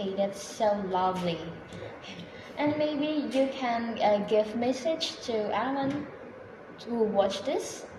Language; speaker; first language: English; non-native, fluent; Indonesian